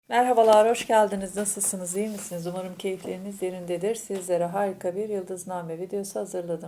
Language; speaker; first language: Turkish; native; Turkish